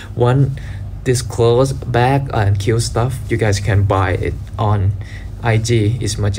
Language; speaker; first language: English; non-native, learner; Thai